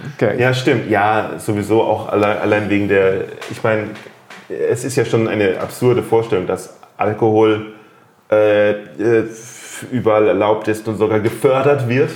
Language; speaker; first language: German; native; German